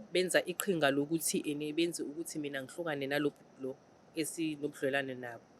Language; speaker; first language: Zulu; non-native, local second language; Xhosa